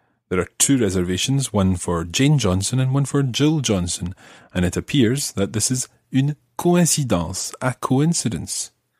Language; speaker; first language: English; native; English